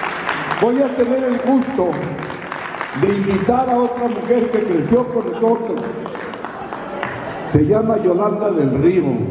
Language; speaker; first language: Spanish; native; Spanish